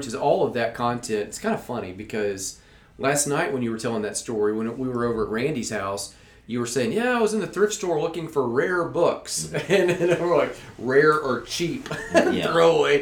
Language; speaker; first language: English; native; English